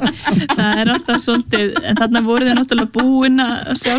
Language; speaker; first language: Icelandic; native; Icelandic